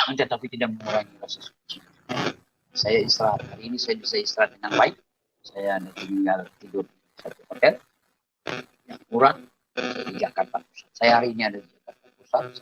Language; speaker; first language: Indonesian; non-native, local second language; Achinese